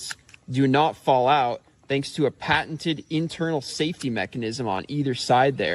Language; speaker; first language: English; native; English